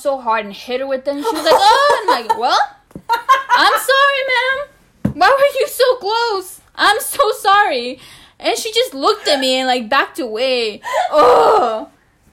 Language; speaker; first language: English; non-native, fluent; Spanish